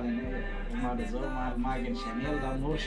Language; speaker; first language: German; non-native, learner; Arabic